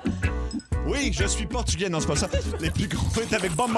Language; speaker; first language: French; native; French